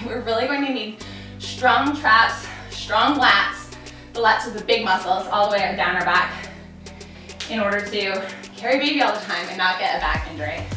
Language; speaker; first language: English; native; English